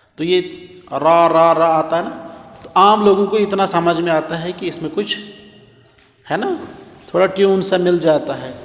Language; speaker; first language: Urdu; non-native, local second language; Kashmiri